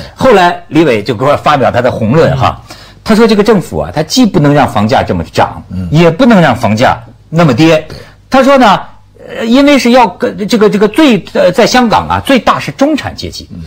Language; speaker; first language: Chinese; native; Chinese